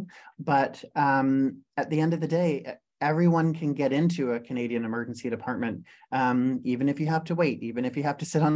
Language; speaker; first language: English; native; English